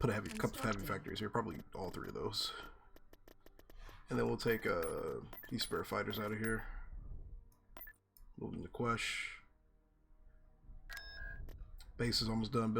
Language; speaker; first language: English; native; English